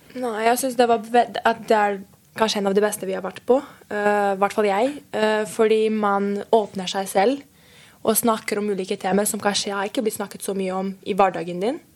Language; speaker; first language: Norwegian; non-native, fluent; Serbian